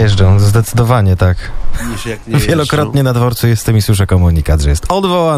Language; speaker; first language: Polish; native; Polish